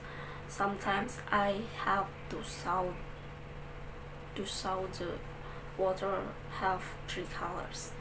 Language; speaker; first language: English; non-native, learner; Balinese